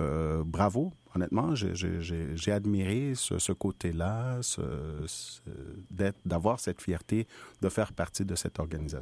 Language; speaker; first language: French; non-native, fluent; Spanish